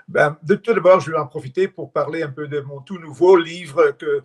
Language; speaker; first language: French; non-native, fluent; Dutch